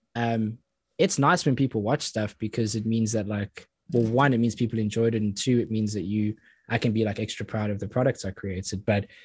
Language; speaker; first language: English; native; English